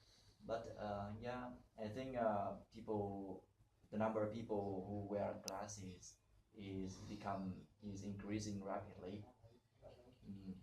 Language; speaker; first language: English; non-native, learner; Vietnamese